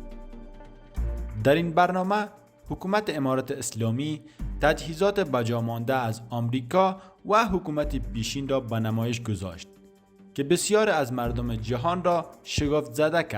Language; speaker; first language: Persian; native; Persian